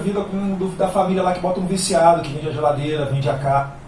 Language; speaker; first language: Portuguese; native; Portuguese